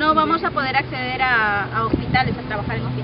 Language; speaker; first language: Spanish; native; Spanish